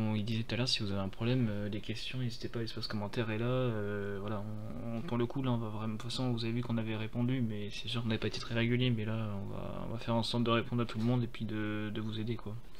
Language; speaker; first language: French; native; French